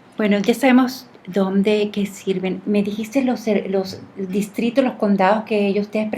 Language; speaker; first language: Spanish; native; Spanish